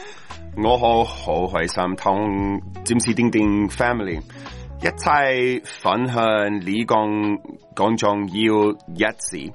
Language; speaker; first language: Cantonese; non-native, learner; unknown